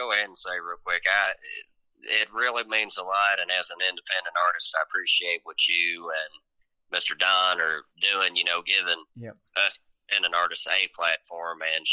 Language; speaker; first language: English; native; English